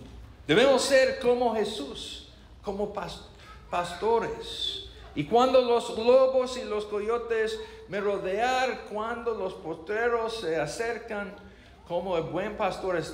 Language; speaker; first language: Spanish; non-native, learner; English